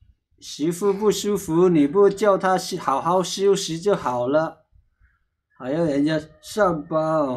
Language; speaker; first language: Chinese; native; Chinese